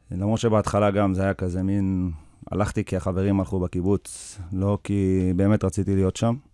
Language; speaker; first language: Hebrew; early bilingual, other home language; English